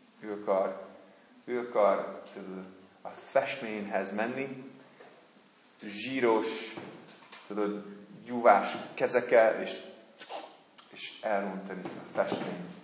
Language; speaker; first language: Hungarian; non-native, fluent; English